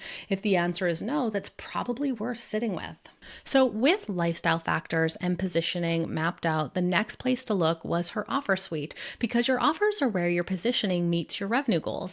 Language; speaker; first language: English; native; English